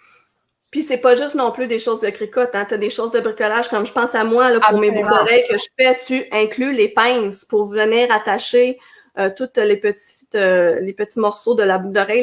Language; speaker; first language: French; native; French